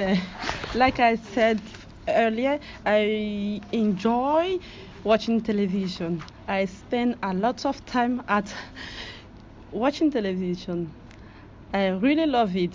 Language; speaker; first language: English; non-native, fluent; French